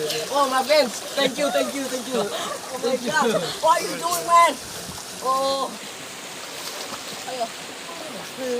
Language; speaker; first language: English; non-native, learner; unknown